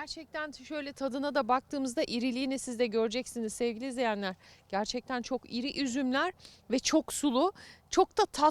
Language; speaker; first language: Turkish; native; Turkish